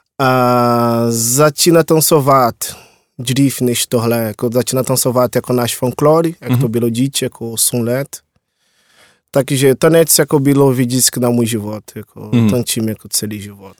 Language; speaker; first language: Czech; non-native, learner; Portuguese